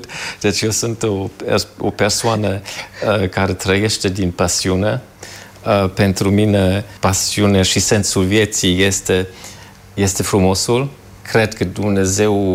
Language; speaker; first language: Romanian; non-native, fluent; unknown